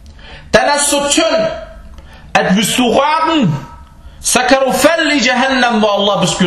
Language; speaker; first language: Danish; non-native, fluent; Arabic